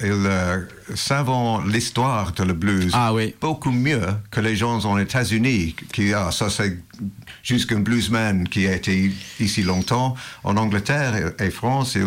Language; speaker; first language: French; non-native, learner; English